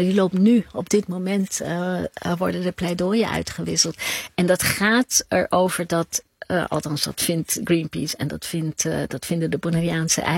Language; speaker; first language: Dutch; native; Dutch